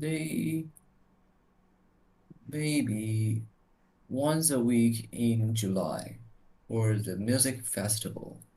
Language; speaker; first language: English; non-native, learner; Chinese